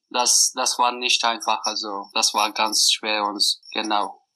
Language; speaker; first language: German; non-native, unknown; Persian